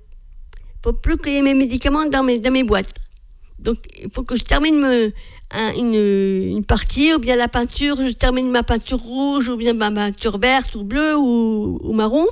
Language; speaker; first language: French; native; French